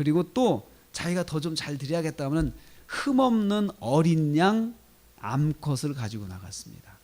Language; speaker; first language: Korean; native; Korean